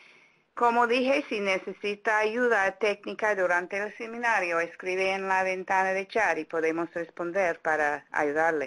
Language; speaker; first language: Spanish; non-native, fluent; English